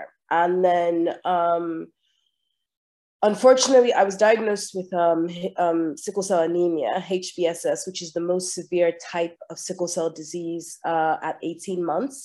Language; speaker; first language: English; non-native, local second language; Yoruba